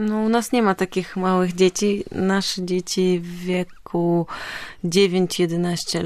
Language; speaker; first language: Polish; non-native, fluent; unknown